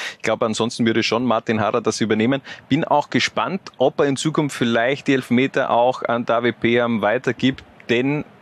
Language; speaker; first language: German; native; German